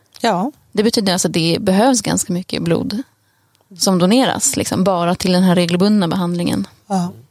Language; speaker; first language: Swedish; native; Swedish